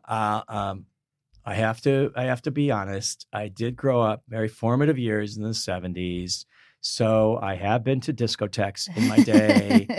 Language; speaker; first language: English; native; English